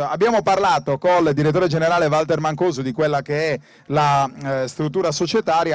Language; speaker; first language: Italian; native; Italian